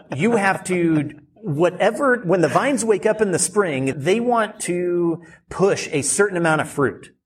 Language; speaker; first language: English; native; English